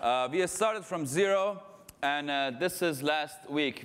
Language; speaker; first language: English; non-native, fluent; Persian